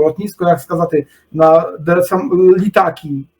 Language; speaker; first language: Polish; non-native, learner; Ukrainian